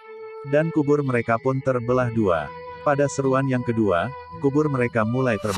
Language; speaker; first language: Indonesian; native; Indonesian